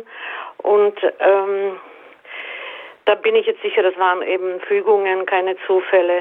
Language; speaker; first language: German; native; German